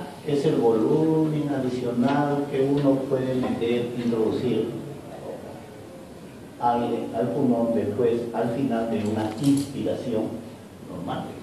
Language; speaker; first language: Spanish; native; Spanish